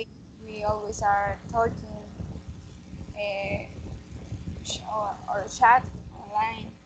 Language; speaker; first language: English; non-native, learner; Spanish